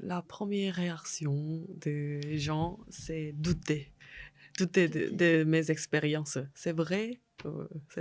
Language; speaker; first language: French; non-native, fluent; Korean